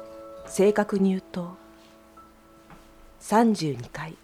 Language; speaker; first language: Japanese; native; Japanese